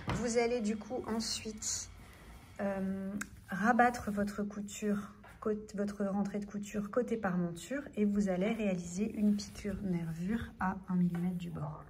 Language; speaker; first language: French; native; French